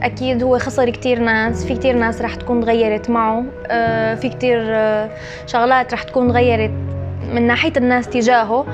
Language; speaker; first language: Arabic; native; Arabic